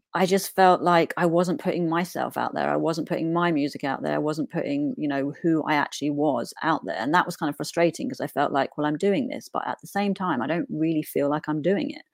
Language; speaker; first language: English; native; English